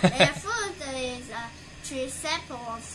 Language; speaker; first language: English; non-native, learner; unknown